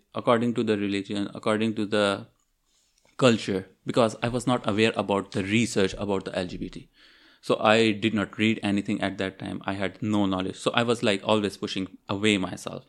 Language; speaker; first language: English; non-native, local second language; Urdu